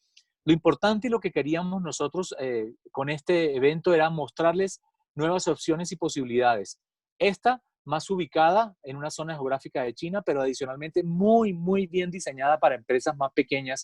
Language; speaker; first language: Spanish; native; Spanish